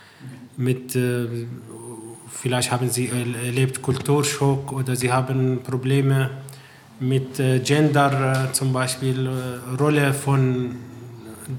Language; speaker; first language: German; non-native, fluent; Arabic